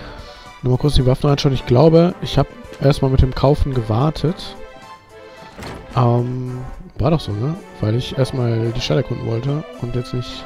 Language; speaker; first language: German; native; German